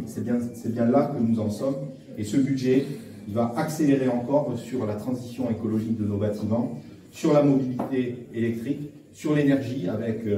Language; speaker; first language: French; native; French